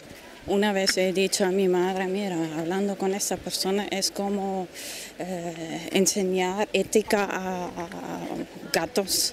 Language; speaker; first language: Spanish; non-native, fluent; German